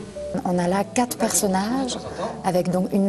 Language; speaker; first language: French; native; French